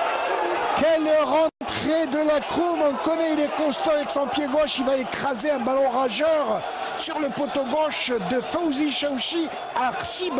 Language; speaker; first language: French; non-native, local second language; Arabic